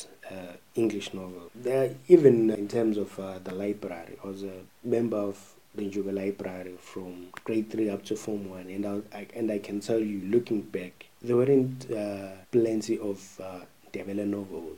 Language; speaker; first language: English; non-native, local second language; North Ndebele